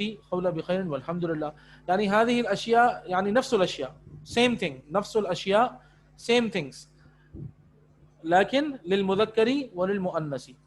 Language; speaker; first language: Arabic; non-native, fluent; Urdu